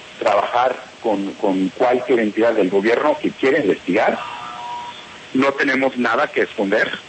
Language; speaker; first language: Spanish; non-native, fluent; English